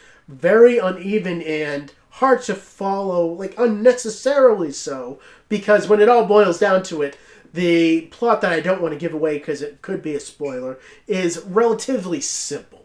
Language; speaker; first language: English; native; English